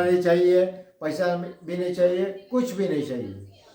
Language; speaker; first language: Hindi; non-native, local second language; Malayalam